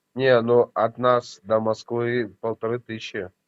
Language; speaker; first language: Russian; native; Russian